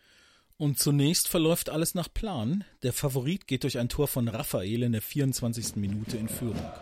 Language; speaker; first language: German; native; German